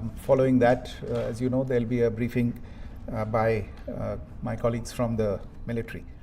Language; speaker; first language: English; non-native, local second language; Hindi